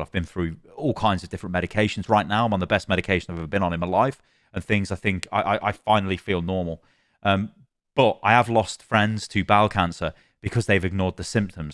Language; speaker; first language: English; native; English